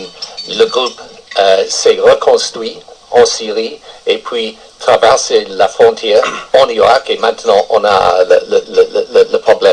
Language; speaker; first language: French; non-native, fluent; English